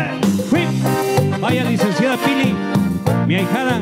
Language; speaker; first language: Spanish; native; Spanish